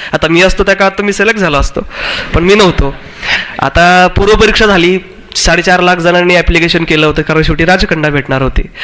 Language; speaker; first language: Marathi; non-native, local second language; Urdu